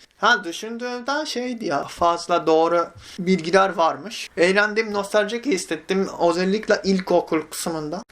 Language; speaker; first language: Turkish; non-native, fluent; Japanese